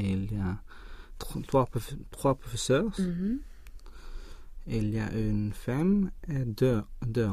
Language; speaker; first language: French; non-native, learner; Swedish